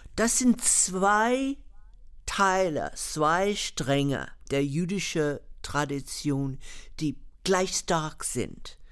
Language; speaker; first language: German; non-native, fluent; English